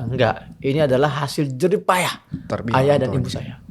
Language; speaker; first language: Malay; non-native, fluent; Arabic